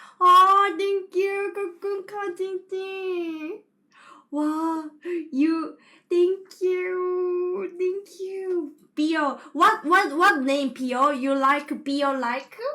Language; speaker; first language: English; non-native, learner; Korean